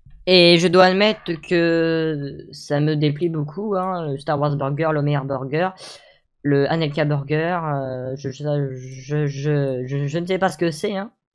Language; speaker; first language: French; native; French